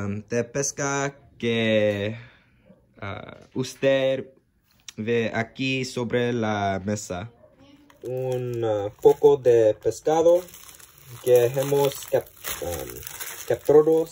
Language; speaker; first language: Spanish; non-native, learner; English